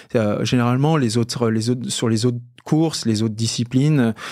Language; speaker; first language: French; native; French